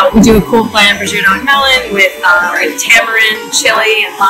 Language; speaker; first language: English; native; English